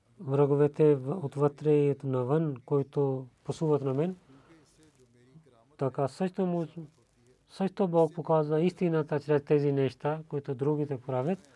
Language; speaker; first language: Bulgarian; non-native, learner; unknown